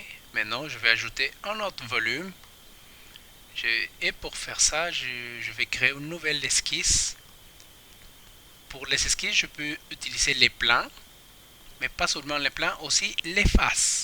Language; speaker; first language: French; non-native, fluent; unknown